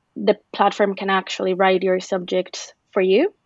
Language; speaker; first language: English; non-native, fluent; Spanish